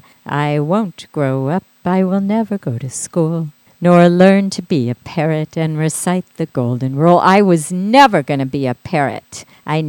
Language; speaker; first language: English; native; English